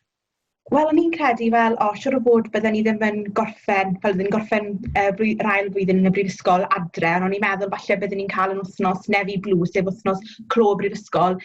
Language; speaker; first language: Welsh; native; Welsh